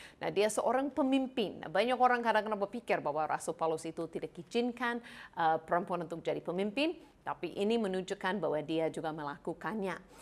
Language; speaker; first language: Indonesian; non-native, fluent; English